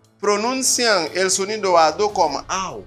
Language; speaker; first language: Spanish; non-native, fluent; Haitian Creole